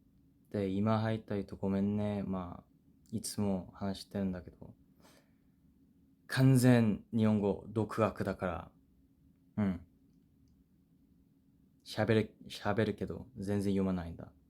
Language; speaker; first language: Japanese; non-native, fluent; Korean